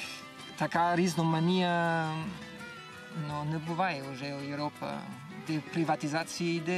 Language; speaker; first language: Ukrainian; non-native, learner; German